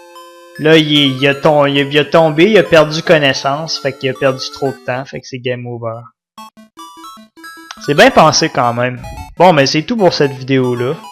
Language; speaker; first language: French; native; French